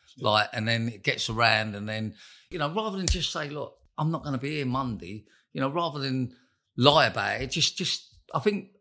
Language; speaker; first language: English; native; English